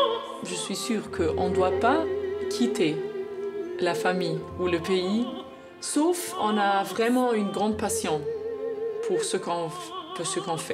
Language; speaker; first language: French; non-native, fluent; Arabic